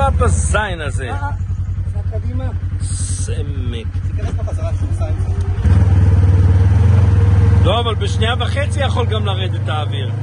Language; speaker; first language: Hebrew; native; Hebrew